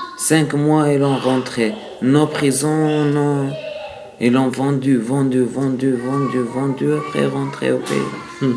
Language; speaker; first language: French; non-native, learner; Arabic